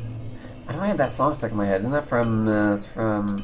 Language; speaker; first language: English; native; English